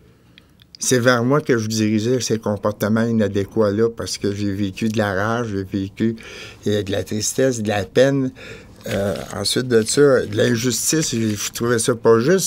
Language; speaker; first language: French; native; French